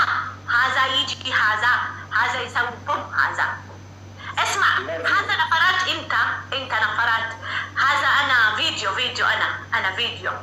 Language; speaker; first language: Arabic; non-native, learner; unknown